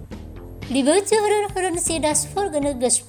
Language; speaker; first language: German; non-native, fluent; Indonesian